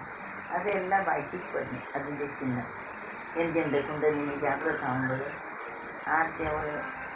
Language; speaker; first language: Malayalam; non-native, local second language; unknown